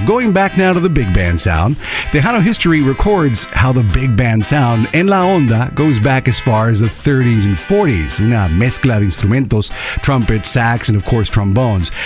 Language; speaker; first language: English; early bilingual, other home language; Spanish